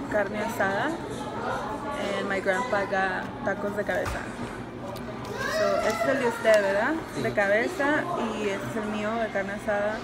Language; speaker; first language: Spanish; early bilingual, heritage; Spanish